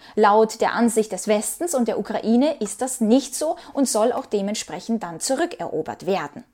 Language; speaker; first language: German; non-native, fluent; Ukrainian